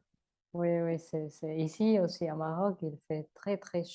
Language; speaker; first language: French; non-native, learner; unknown